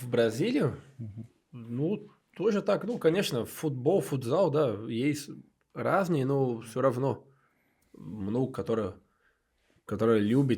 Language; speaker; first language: Russian; non-native, learner; Portuguese